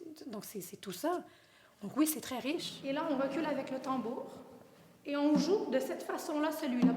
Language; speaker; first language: French; non-native, fluent; Portuguese